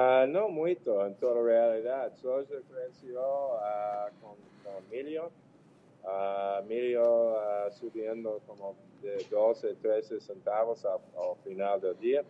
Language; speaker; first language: Portuguese; non-native, fluent; English